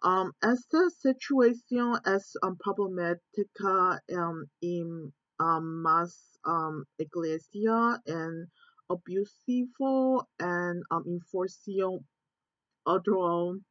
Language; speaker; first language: Spanish; non-native, learner; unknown